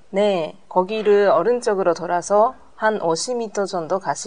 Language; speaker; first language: Korean; non-native, learner; Japanese